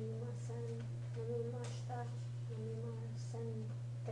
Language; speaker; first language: Japanese; non-native, learner; English